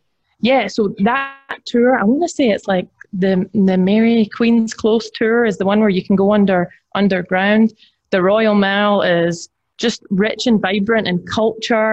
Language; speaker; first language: English; native; English